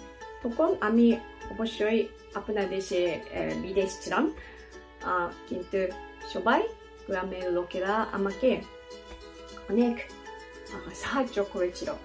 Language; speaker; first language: Bangla; non-native, learner; Japanese